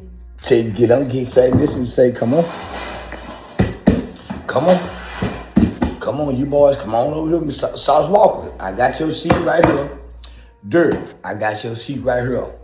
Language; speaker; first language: English; native; English